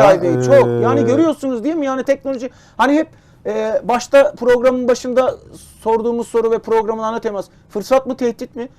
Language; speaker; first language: Turkish; native; Turkish